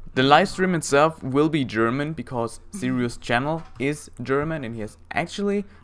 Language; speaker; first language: English; non-native, fluent; German